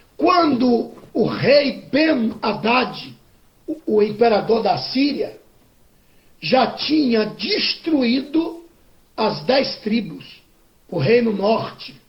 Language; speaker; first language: Portuguese; native; Portuguese